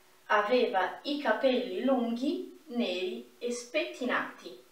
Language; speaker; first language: Italian; non-native, fluent; Portuguese